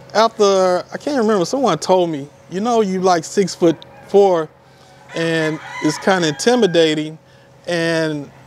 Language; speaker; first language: English; native; English